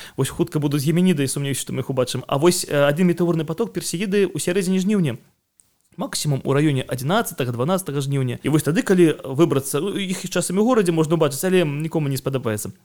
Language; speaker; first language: Belarusian; non-native, local second language; Russian